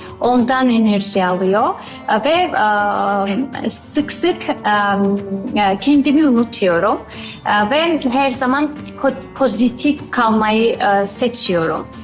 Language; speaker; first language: Turkish; non-native, learner; Georgian